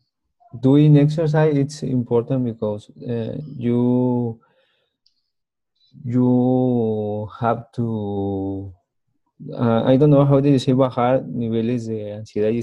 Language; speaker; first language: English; non-native, learner; Spanish